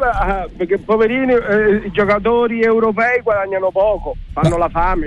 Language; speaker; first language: Italian; native; Italian